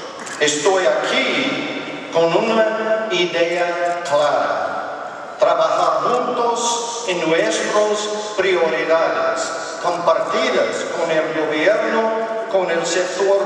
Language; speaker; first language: Spanish; non-native, learner; English